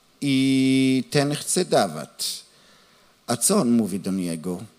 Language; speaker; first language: Polish; non-native, learner; Hebrew